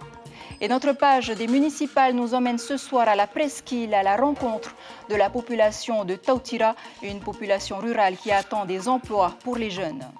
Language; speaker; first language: French; native; French